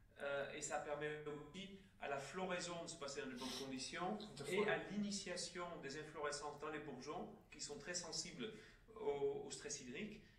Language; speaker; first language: French; native; French